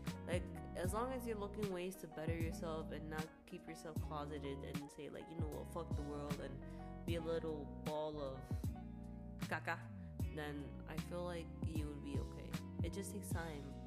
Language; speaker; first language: English; native; English